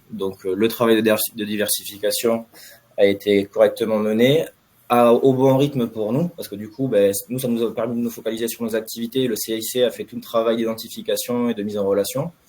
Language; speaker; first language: French; native; French